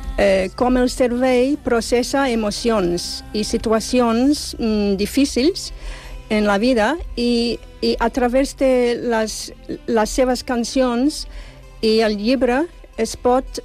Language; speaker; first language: Catalan; non-native, fluent; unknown